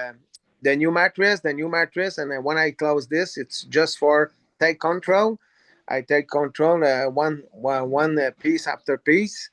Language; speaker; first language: English; non-native, learner; French